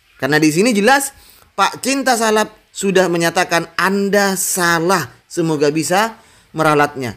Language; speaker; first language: Indonesian; non-native, local second language; Madurese